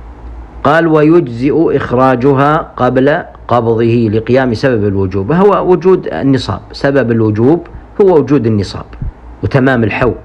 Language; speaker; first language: Arabic; native; Arabic